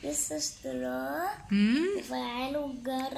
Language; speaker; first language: Arabic; native; Arabic